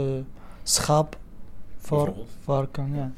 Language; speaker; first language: Dutch; non-native, learner; Arabic